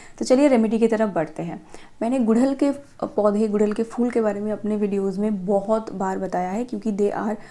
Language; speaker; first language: Hindi; non-native, local second language; Bangla